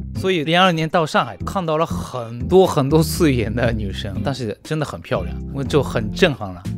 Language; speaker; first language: Chinese; non-native, fluent; Japanese